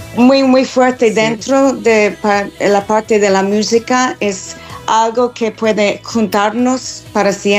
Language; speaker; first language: Spanish; non-native, fluent; English